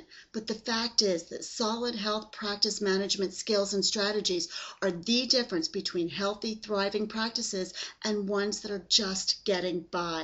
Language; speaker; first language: English; native; English